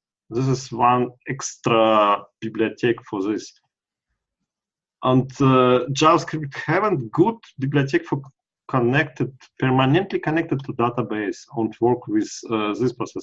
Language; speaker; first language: English; non-native, learner; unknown